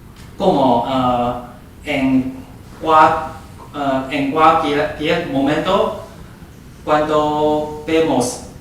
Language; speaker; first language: Spanish; non-native, fluent; Chinese